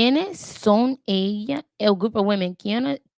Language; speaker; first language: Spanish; non-native, learner; English